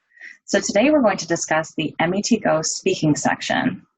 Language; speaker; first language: English; native; English